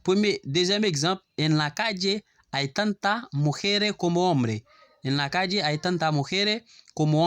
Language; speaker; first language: Spanish; non-native, learner; Haitian Creole